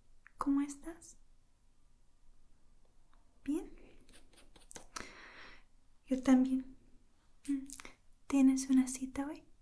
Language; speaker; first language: Spanish; non-native, learner; English